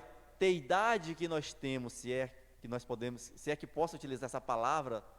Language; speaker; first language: Portuguese; native; Portuguese